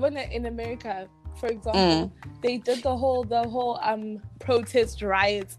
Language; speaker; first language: English; non-native, local second language; Zulu